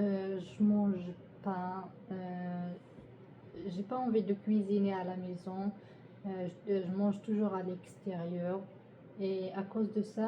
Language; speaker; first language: French; non-native, learner; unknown